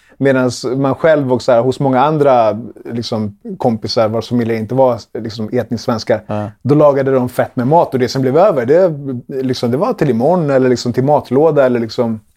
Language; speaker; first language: Swedish; early bilingual, other home language; Spanish